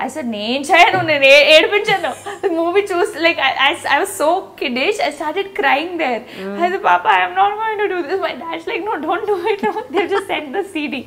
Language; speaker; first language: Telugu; non-native, local second language; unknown